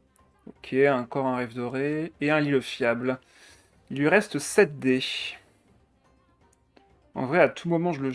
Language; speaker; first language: French; native; French